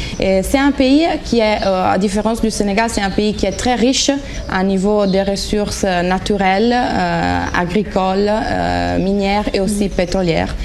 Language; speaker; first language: French; non-native, fluent; Italian